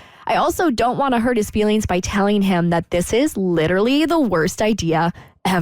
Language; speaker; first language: English; native; English